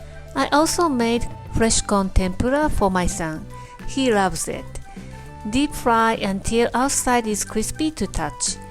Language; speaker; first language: English; non-native, fluent; Japanese